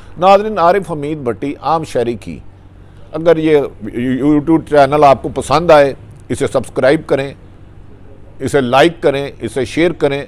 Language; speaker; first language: Urdu; non-native, local second language; Punjabi